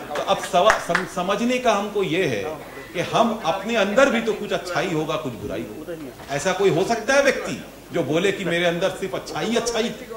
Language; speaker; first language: Hindi; non-native, local second language; Bangla